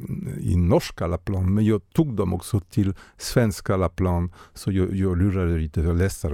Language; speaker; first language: Swedish; non-native, fluent; French